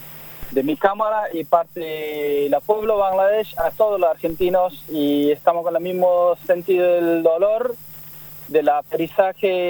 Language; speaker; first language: Spanish; non-native, learner; Bangla